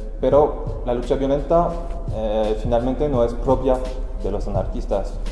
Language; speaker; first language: Spanish; non-native, fluent; French